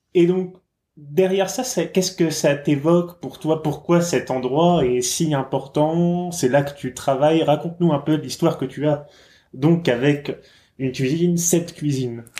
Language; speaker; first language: French; native; French